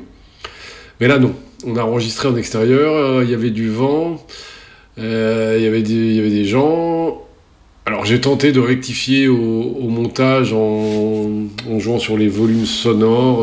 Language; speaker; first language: French; native; French